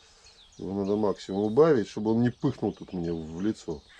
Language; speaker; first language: Russian; native; Russian